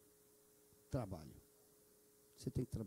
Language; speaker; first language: Portuguese; native; Portuguese